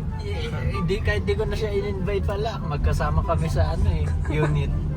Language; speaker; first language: Filipino; native; Filipino